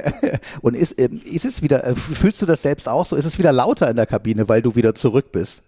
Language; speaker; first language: German; native; German